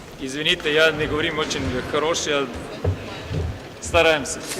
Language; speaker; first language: Russian; non-native, learner; Croatian